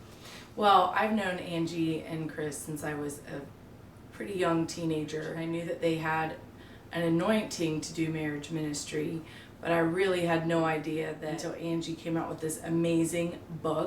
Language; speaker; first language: English; native; English